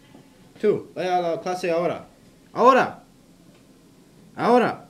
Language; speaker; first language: Spanish; non-native, learner; English